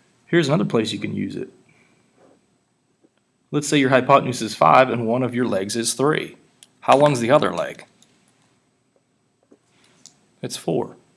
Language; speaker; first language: English; native; English